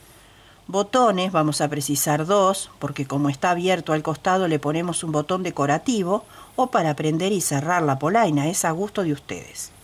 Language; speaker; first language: Spanish; native; Spanish